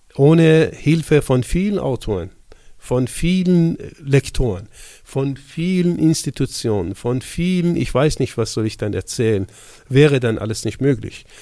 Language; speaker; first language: German; non-native, fluent; Persian